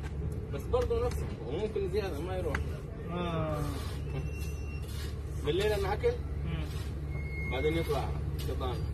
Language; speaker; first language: Arabic; non-native, learner; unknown